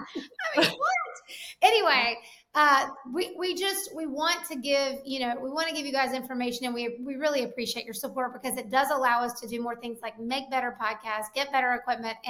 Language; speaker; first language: English; native; English